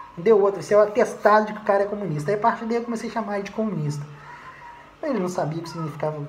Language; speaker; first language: Portuguese; native; Portuguese